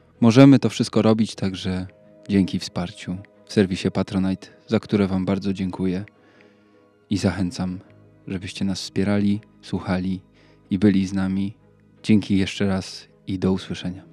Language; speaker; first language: Polish; native; Polish